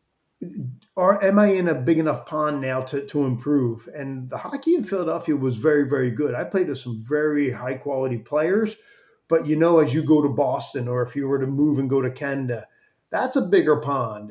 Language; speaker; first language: English; native; English